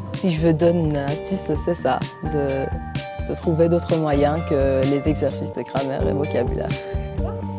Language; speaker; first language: French; non-native, fluent; Persian